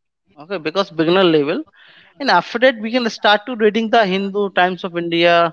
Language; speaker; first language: English; non-native, local second language; Hindi